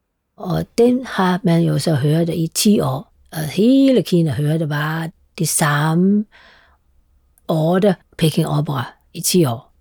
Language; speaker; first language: Danish; non-native, fluent; Chinese